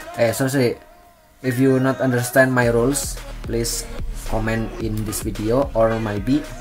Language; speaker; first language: English; non-native, learner; Indonesian